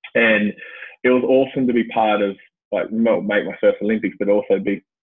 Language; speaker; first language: English; native; English